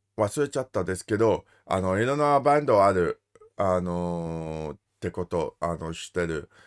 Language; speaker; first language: Japanese; non-native, learner; English